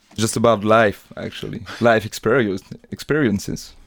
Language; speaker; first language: English; non-native, fluent; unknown